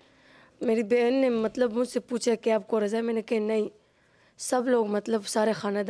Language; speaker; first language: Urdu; non-native, local second language; Pashto